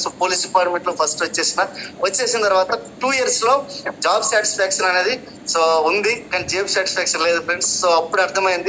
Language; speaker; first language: Telugu; native; Telugu